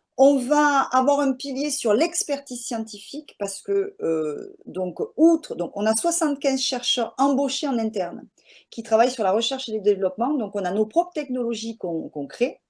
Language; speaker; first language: French; native; French